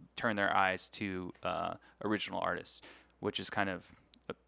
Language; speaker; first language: English; native; English